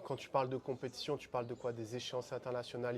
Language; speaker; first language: French; native; French